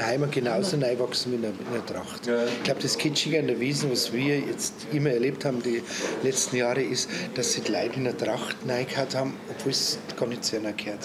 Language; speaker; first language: German; native; German